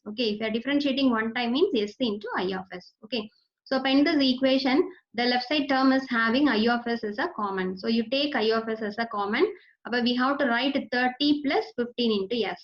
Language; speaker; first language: English; non-native, local second language; Tamil